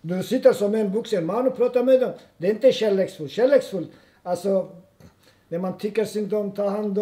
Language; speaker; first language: Swedish; non-native, fluent; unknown